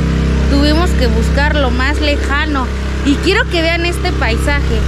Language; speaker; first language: Spanish; native; Spanish